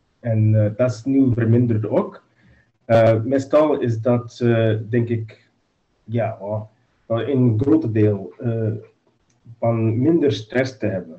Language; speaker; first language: Dutch; non-native, learner; English